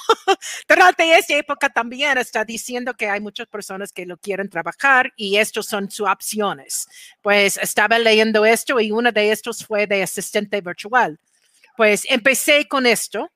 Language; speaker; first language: Spanish; non-native, fluent; English